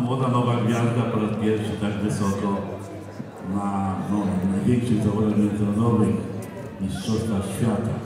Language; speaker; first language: Polish; native; Polish